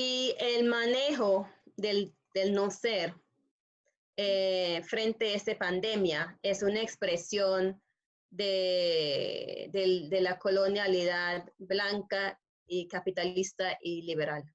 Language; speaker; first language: Spanish; non-native, fluent; English